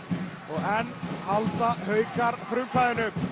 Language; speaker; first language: Icelandic; native; Icelandic